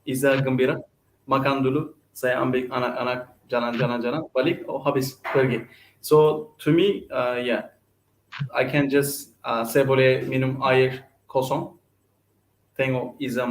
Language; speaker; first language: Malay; non-native, learner; Turkish